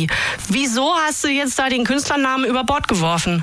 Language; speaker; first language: German; native; German